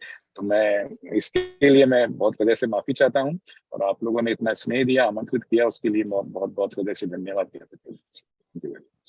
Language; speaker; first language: Hindi; native; Hindi